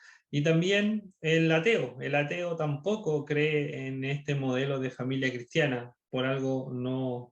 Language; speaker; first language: Spanish; native; Spanish